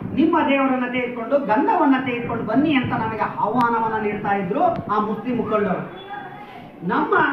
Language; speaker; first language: Kannada; native; Kannada